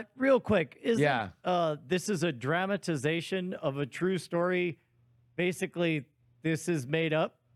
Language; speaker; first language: English; native; English